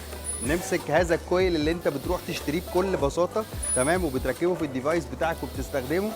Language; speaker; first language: Arabic; native; Arabic